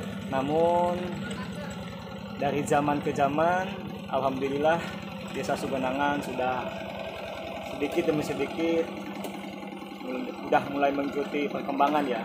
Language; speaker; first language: Indonesian; native; Indonesian